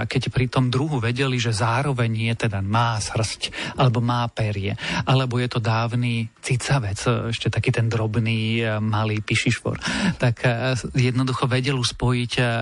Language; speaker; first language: Slovak; native; Slovak